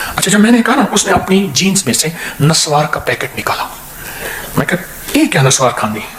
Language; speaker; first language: Urdu; non-native, local second language; Punjabi